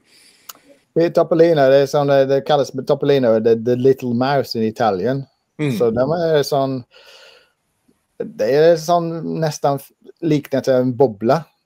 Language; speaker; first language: Swedish; non-native, fluent; English